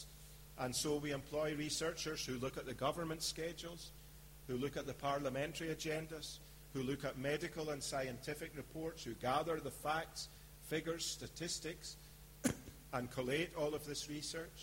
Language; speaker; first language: English; native; English